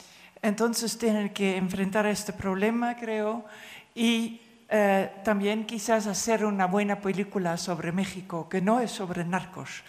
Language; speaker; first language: Spanish; non-native, fluent; Dutch